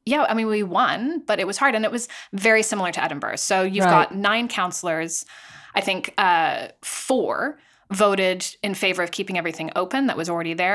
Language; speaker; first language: English; native; English